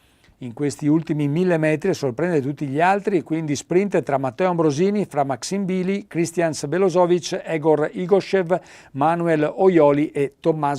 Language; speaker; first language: Italian; native; Italian